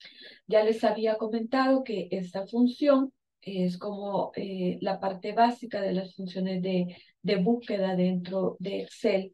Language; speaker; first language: Spanish; native; Spanish